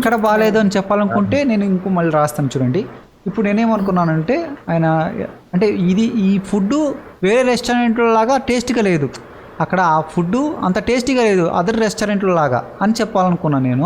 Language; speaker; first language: Telugu; native; Telugu